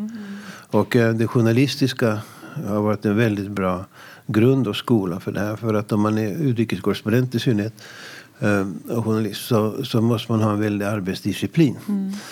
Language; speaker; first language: Swedish; native; Swedish